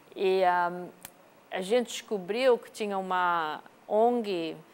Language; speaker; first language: Portuguese; non-native, fluent; English